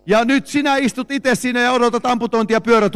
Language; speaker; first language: Finnish; native; Finnish